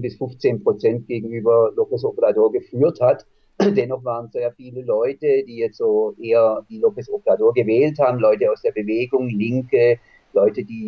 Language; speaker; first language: German; native; German